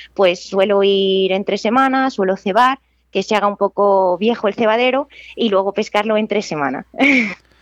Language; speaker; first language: Spanish; native; Spanish